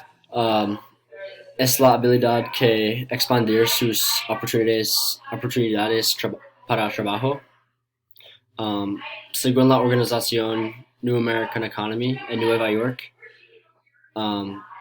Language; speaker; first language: Spanish; non-native, learner; English